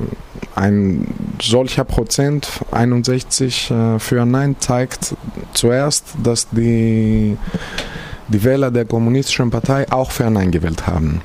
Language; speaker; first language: German; non-native, fluent; Greek